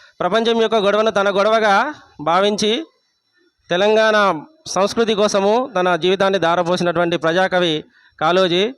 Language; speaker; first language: Telugu; native; Telugu